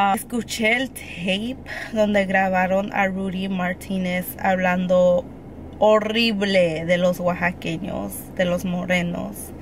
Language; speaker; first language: Spanish; early bilingual, heritage; Spanish